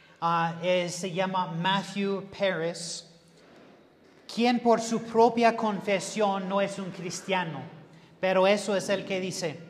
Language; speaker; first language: Spanish; non-native, learner; English